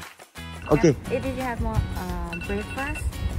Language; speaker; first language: English; non-native, learner; Thai